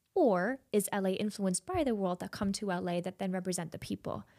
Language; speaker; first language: English; non-native, fluent; German